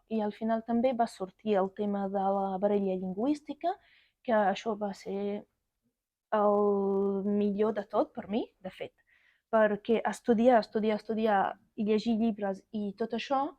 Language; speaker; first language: Catalan; non-native, fluent; Arabic